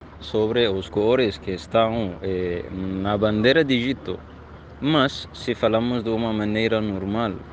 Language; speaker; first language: Spanish; non-native, learner; Arabic